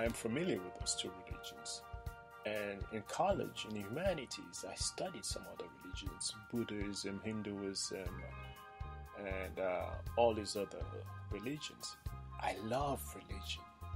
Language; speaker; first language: English; non-native, local second language; Krio